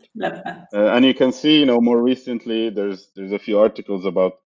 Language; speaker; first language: English; non-native, fluent; Arabic